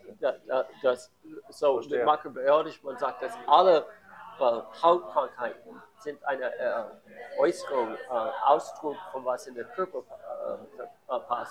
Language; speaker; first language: German; non-native, learner; English